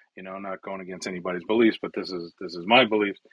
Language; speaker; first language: English; early bilingual, other home language; Italian